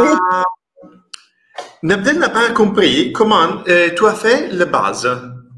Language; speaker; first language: French; non-native, learner; Italian